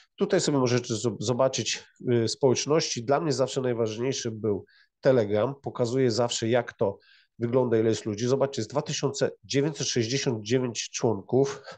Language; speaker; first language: Polish; native; Polish